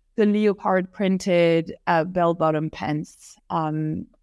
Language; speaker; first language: English; non-native, fluent; French